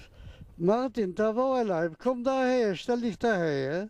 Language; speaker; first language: Hebrew; non-native, fluent; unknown